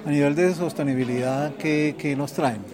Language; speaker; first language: Spanish; native; Spanish